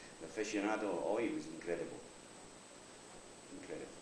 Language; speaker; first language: Spanish; non-native, learner; English